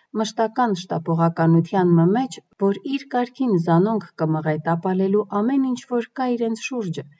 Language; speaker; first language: Armenian; early bilingual, heritage; Armenian